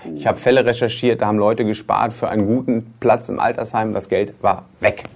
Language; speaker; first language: German; native; German